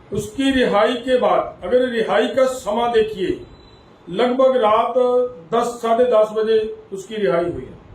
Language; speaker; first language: Hindi; non-native, local second language; Punjabi